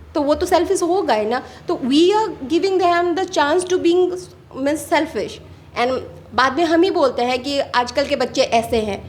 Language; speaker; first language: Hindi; non-native, local second language; Assamese